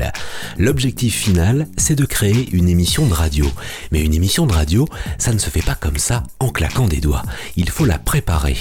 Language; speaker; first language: French; native; French